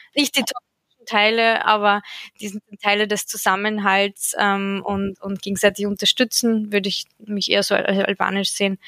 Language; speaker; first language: German; native; German